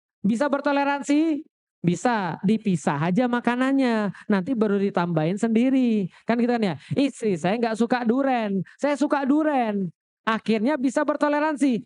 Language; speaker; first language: Indonesian; native; Indonesian